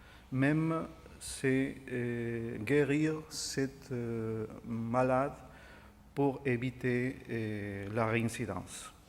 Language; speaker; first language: French; non-native, fluent; Spanish